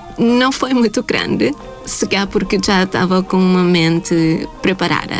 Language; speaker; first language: Portuguese; non-native, fluent; Thai